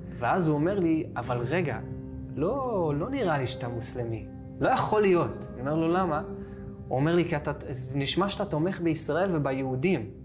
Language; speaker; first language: Hebrew; native; Hebrew